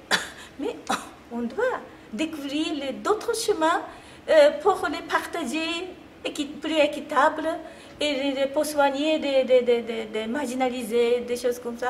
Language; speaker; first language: French; non-native, fluent; Japanese